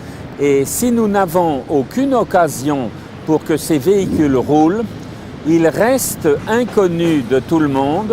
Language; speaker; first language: French; native; French